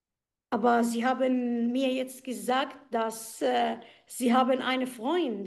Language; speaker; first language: German; non-native, fluent; Arabic